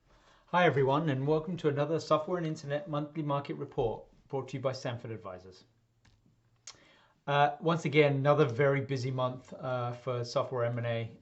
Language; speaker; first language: English; native; English